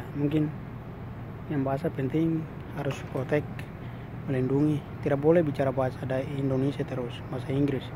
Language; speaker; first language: Indonesian; non-native, local second language; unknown